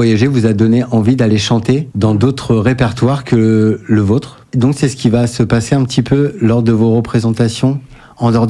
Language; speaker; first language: French; native; French